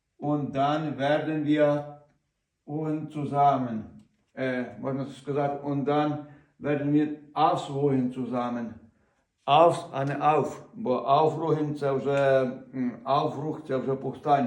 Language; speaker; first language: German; non-native, learner; Ukrainian